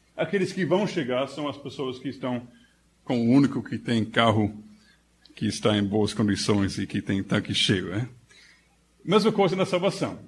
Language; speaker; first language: Portuguese; non-native, fluent; English